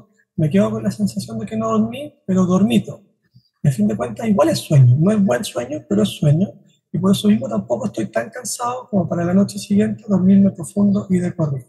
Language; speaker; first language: Spanish; native; Spanish